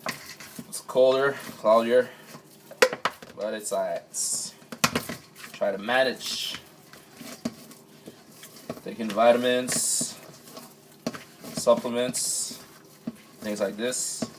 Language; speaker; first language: English; non-native, local second language; French